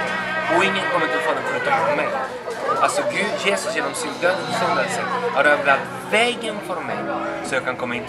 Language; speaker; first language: Swedish; non-native, fluent; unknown